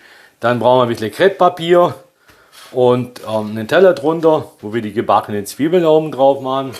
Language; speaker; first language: German; early bilingual, other home language; Polish